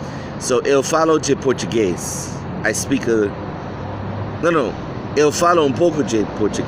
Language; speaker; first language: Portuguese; non-native, learner; English